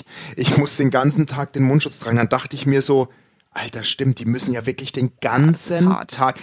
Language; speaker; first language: German; native; German